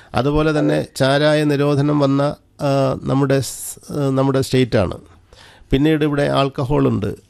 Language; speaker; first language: Malayalam; native; Malayalam